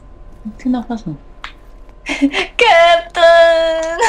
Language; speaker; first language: German; native; German